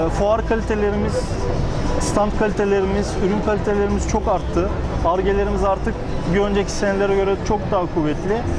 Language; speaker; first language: Turkish; early bilingual, heritage; Turkish